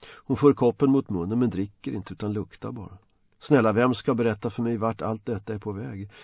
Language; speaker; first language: Swedish; non-native, fluent; Bosnian